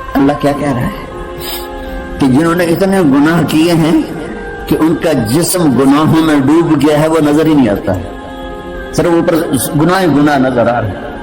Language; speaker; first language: Urdu; non-native, local second language; Punjabi